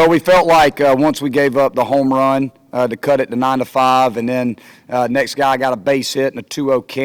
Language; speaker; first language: English; native; English